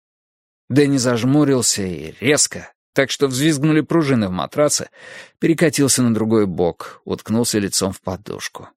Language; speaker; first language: Russian; native; Russian